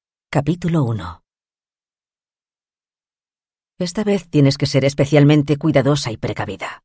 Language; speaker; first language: Spanish; native; Spanish